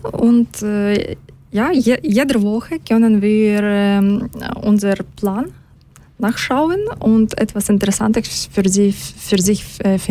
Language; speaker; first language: German; non-native, learner; Ukrainian